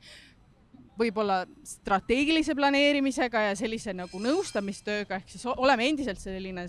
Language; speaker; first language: Estonian; native; Estonian